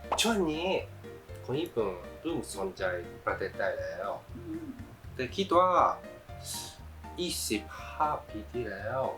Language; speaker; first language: Thai; non-native, learner; Japanese